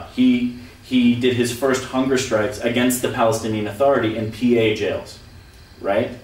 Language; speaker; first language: English; native; English